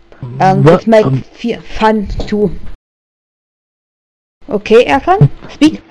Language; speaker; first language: English; non-native, learner; German